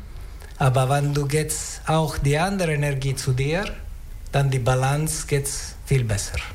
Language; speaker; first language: German; non-native, learner; Italian